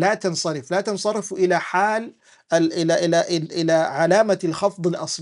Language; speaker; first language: Arabic; non-native, fluent; English